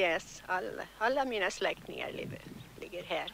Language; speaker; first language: Swedish; early bilingual, heritage; Swedish